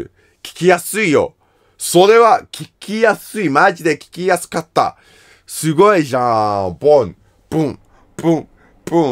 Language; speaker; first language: Japanese; non-native, learner; English